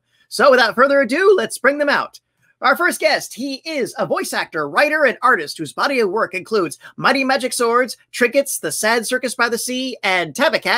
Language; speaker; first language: English; native; English